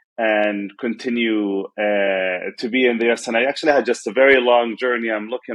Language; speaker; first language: English; non-native, fluent; Arabic